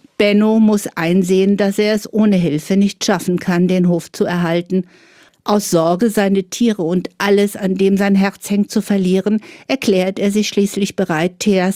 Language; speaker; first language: German; native; German